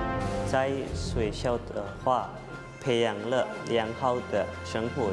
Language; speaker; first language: Chinese; non-native, fluent; Indonesian